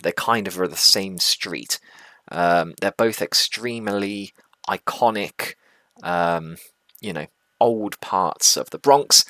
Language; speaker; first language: English; native; English